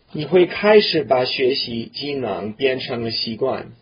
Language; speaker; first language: Chinese; non-native, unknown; English